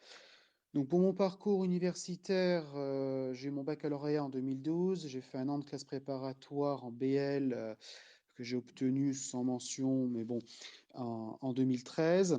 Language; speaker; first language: French; native; French